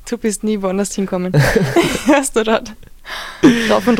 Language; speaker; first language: German; native; German